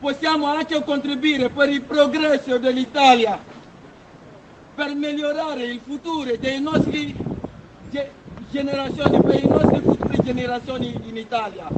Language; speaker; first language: Italian; non-native, fluent; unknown